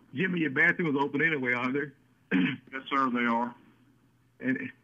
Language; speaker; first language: English; native; English